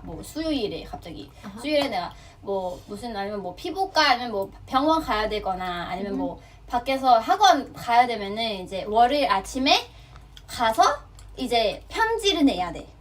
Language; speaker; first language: Korean; non-native, fluent; Chinese